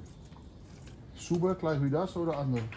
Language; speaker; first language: German; non-native, learner; Dutch